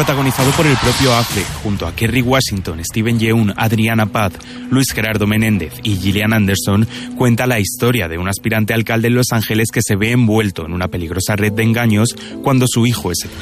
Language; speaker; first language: Spanish; native; Spanish